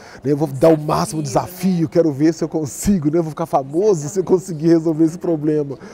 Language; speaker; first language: Portuguese; native; Portuguese